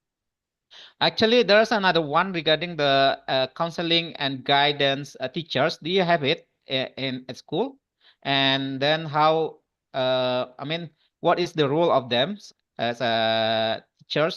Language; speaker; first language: English; non-native, fluent; Indonesian